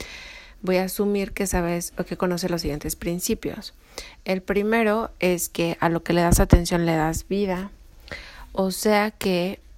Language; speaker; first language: Spanish; native; Spanish